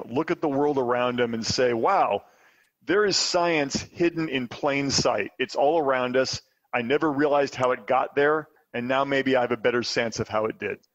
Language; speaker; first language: English; native; English